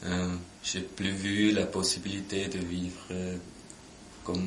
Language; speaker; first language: French; non-native, local second language; German